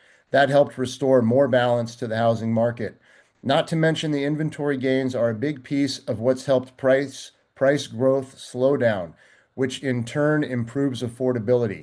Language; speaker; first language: English; native; English